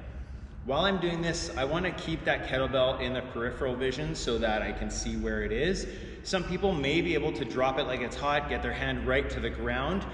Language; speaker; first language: English; native; English